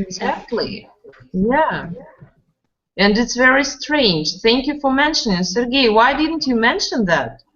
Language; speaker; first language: English; non-native, fluent; Russian